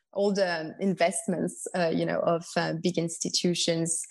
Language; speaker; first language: English; non-native, fluent; French